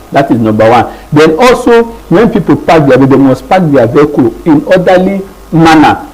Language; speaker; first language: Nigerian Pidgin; non-native, local second language; Yoruba